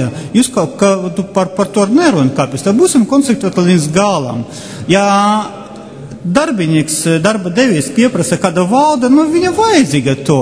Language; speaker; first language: Latvian; non-native, local second language; Russian